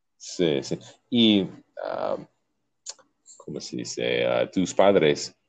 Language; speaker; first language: Spanish; non-native, learner; English